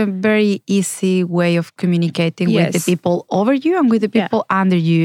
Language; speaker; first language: English; non-native, fluent; Spanish